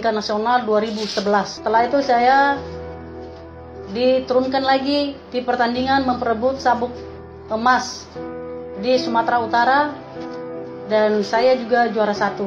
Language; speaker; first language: Indonesian; non-native, local second language; Nias